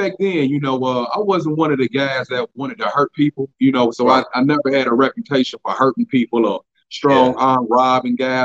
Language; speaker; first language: English; native; English